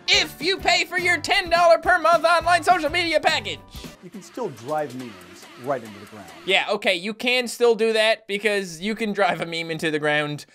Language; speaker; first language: English; native; English